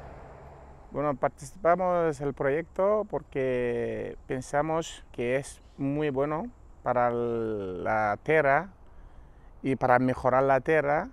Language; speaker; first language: Spanish; non-native, learner; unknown